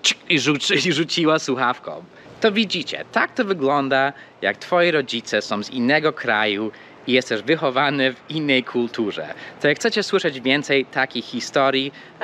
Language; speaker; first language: Polish; early bilingual, heritage; Polish